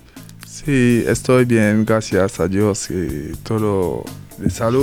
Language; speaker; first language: Spanish; non-native, learner; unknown